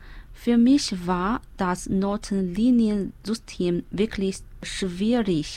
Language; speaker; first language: German; non-native, learner; Chinese